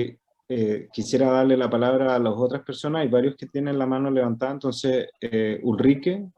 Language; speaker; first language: Spanish; native; Spanish